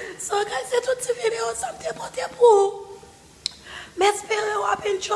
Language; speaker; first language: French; non-native, learner; Haitian Creole